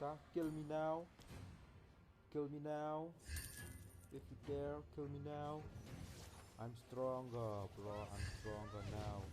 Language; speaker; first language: English; non-native, local second language; Khasi